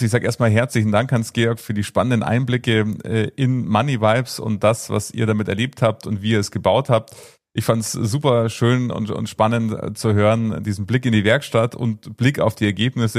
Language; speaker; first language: German; native; German